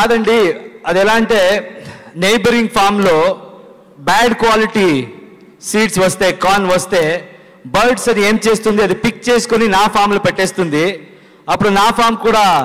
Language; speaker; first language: Telugu; non-native, learner; Kannada